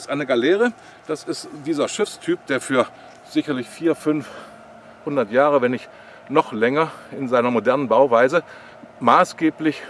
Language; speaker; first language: German; native; German